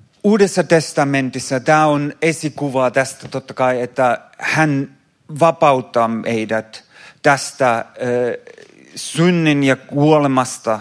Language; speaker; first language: Finnish; non-native, fluent; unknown